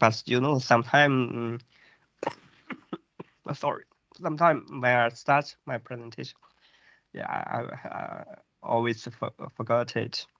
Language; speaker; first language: English; non-native, fluent; Chinese